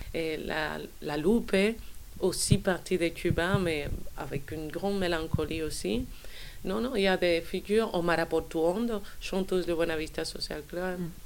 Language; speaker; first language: French; non-native, fluent; Spanish